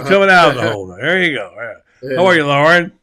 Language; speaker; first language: English; native; English